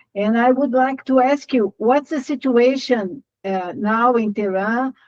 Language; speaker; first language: English; non-native, fluent; Portuguese